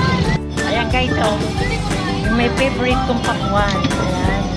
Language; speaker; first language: Filipino; native; Filipino